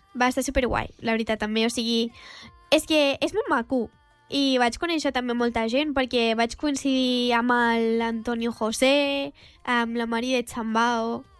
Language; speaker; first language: Catalan; non-native, local second language; Spanish